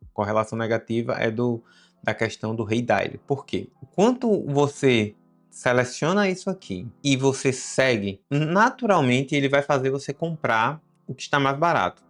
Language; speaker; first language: Portuguese; native; Portuguese